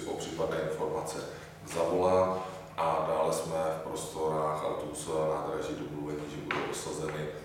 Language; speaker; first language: Czech; native; Czech